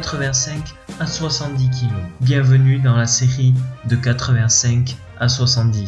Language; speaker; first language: French; native; French